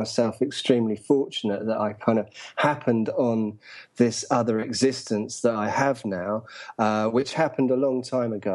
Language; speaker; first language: English; native; English